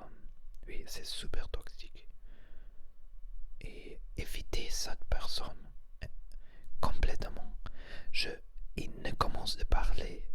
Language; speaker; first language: French; non-native, learner; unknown